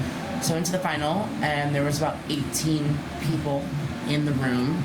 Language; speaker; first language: English; native; English